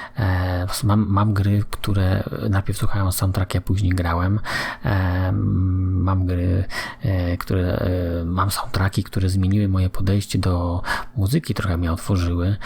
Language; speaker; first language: Polish; native; Polish